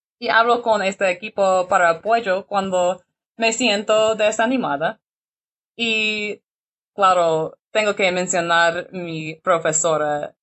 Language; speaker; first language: Spanish; non-native, learner; English